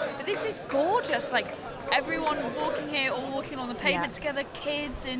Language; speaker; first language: English; native; English